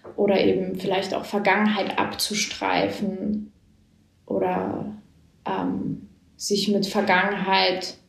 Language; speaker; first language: German; native; German